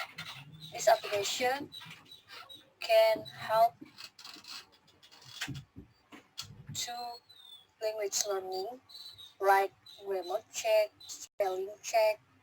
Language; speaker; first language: English; non-native, learner; Indonesian